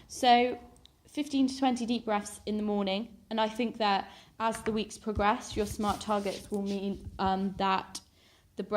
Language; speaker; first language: English; native; English